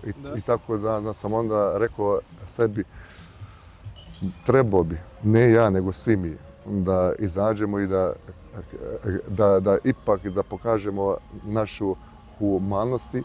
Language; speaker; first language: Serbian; early bilingual, heritage; Bosnian